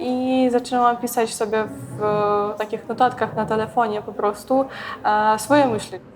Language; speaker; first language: Polish; non-native, fluent; Ukrainian